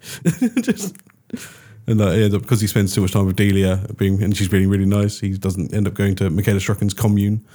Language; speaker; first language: English; native; English